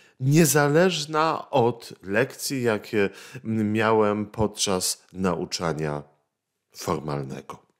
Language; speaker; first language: Polish; native; Polish